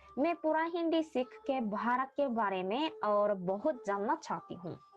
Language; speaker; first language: Hindi; non-native, learner; Korean